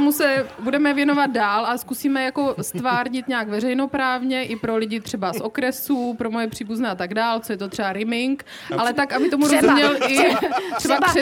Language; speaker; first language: Czech; native; Czech